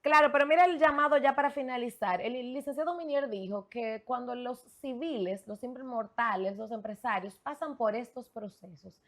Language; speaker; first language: Spanish; native; Spanish